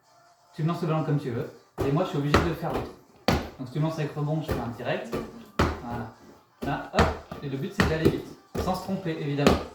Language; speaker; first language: French; native; French